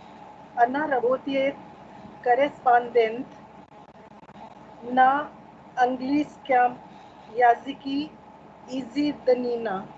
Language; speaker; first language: Russian; non-native, learner; Hindi